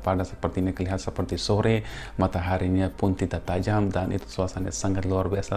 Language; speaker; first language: Indonesian; non-native, fluent; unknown